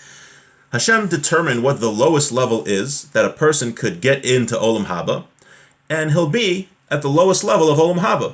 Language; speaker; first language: English; native; English